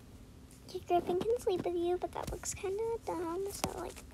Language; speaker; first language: English; native; English